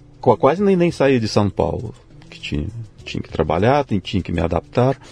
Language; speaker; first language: Portuguese; non-native, fluent; Russian